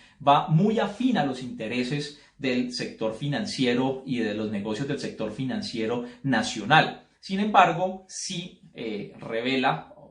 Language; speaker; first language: Spanish; native; Spanish